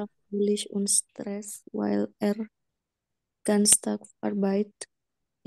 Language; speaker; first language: German; non-native, learner; Indonesian